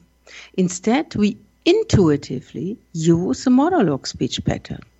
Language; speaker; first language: English; non-native, learner; German